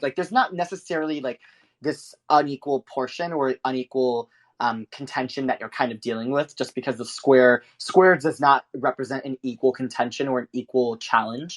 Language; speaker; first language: English; native; English